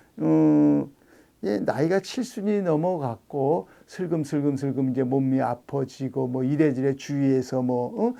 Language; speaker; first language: Korean; native; Korean